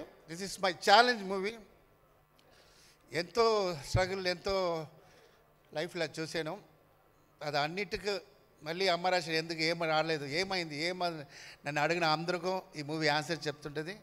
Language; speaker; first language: Telugu; non-native, fluent; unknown